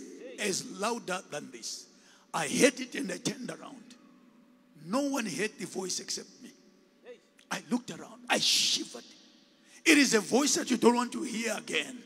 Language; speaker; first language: English; non-native, local second language; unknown